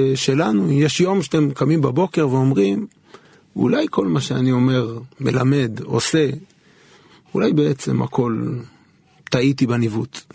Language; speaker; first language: Hebrew; native; Hebrew